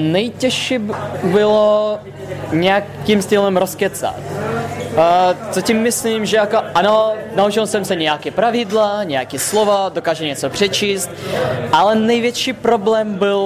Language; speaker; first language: Czech; non-native, fluent; Russian